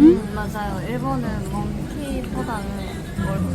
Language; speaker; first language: Korean; non-native, learner; Japanese